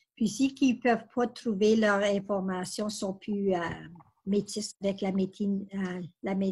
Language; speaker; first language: French; native; French